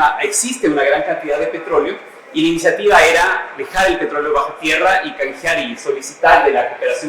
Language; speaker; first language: Spanish; native; Spanish